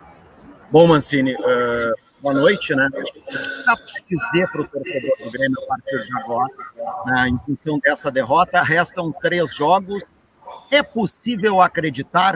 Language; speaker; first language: Portuguese; native; Portuguese